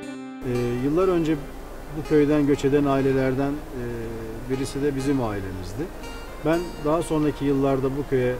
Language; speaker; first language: Turkish; native; Turkish